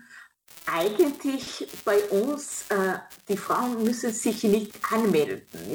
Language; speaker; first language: German; non-native, fluent; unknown